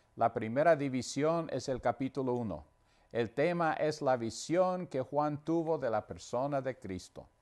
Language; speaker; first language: Spanish; non-native, fluent; English